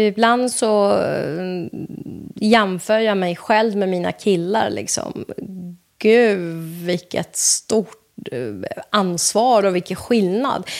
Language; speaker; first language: Swedish; non-native, fluent; Persian